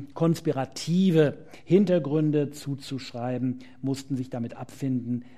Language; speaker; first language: German; native; German